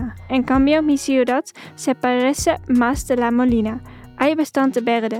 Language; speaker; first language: Spanish; non-native, fluent; Dutch